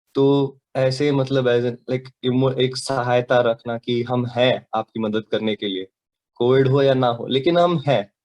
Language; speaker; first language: Hindi; non-native, local second language; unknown